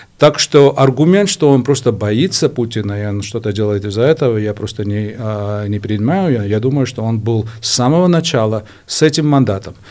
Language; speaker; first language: Russian; non-native, local second language; Georgian